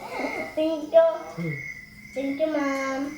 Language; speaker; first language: English; non-native, learner; Cebuano